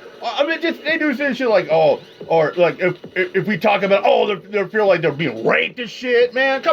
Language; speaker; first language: English; native; English